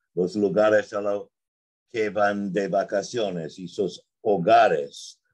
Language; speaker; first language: Spanish; non-native, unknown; English